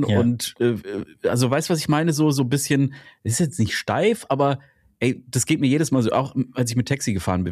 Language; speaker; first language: German; native; German